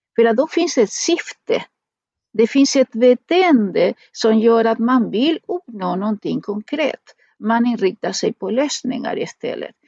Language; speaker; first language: Swedish; non-native, fluent; Spanish